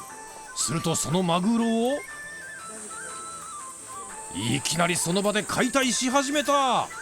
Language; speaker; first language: Japanese; native; Japanese